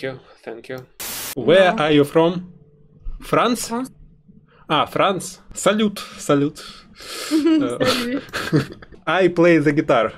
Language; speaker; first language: English; non-native, learner; Russian